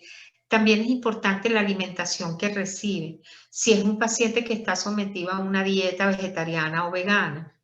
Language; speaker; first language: Spanish; native; Spanish